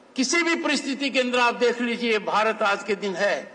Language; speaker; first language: Hindi; native; Hindi